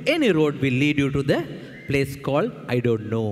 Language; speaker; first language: English; non-native, local second language; Sinhala